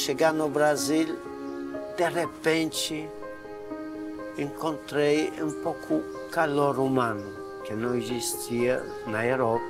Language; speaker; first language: Portuguese; non-native, fluent; Polish